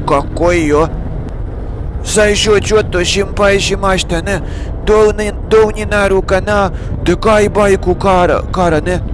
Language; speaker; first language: Japanese; non-native, learner; Russian